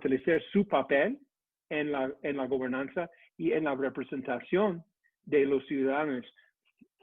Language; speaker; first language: Spanish; non-native, fluent; English